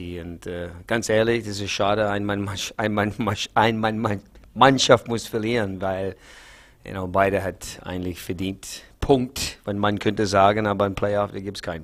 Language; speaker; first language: German; non-native, learner; English